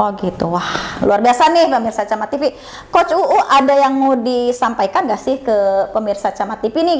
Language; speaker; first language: Indonesian; native; Indonesian